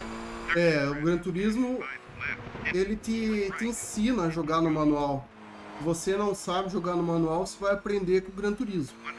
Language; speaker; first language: Portuguese; native; Portuguese